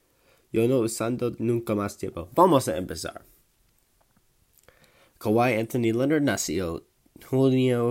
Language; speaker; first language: Spanish; non-native, learner; English